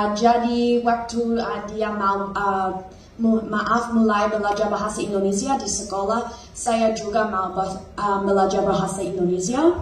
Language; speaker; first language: Indonesian; non-native, learner; English